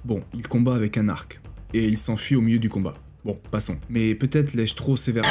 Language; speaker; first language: French; native; French